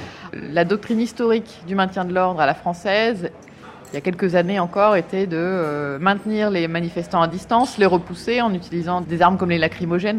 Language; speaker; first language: French; native; French